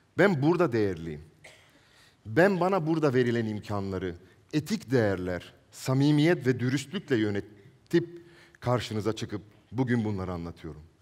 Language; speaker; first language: Turkish; non-native, local second language; Italian